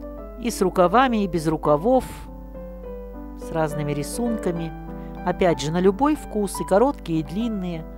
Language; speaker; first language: Russian; native; Russian